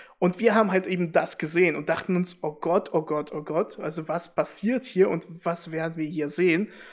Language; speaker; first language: German; early bilingual, other home language; Russian